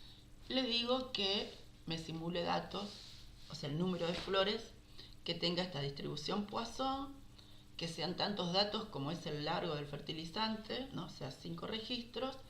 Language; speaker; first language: Spanish; native; Spanish